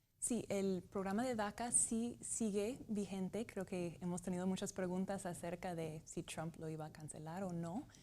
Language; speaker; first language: Spanish; non-native, fluent; English